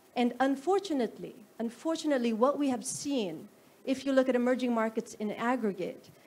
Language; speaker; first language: English; non-native, local second language; Filipino